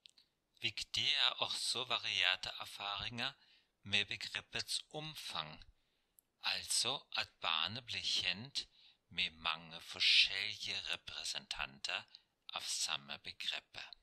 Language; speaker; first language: Norwegian; non-native, fluent; German